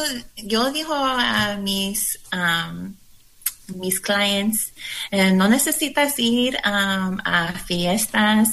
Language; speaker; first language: Spanish; non-native, learner; English